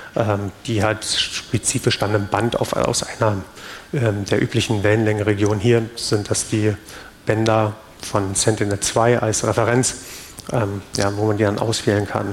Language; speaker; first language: German; native; German